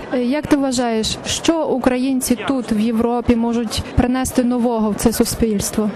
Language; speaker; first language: Ukrainian; native; Ukrainian